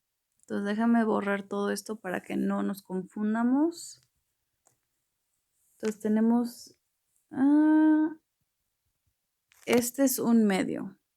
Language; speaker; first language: Spanish; early bilingual, heritage; Spanish